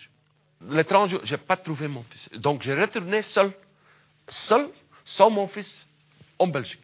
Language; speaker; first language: French; non-native, learner; Dutch